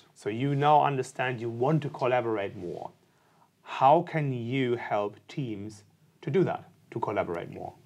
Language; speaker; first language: English; non-native, fluent; German